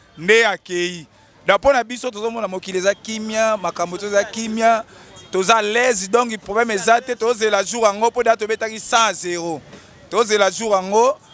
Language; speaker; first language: Lingala; non-native, local second language; Mongo